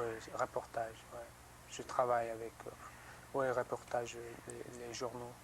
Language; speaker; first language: French; non-native, learner; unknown